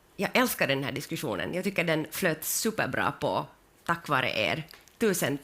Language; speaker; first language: Swedish; native; Swedish